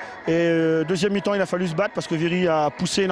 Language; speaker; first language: French; native; French